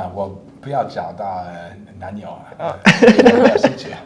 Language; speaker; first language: Chinese; non-native, learner; English